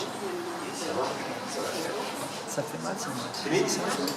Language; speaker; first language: French; non-native, learner; Vietnamese